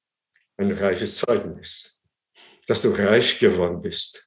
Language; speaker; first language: German; non-native, fluent; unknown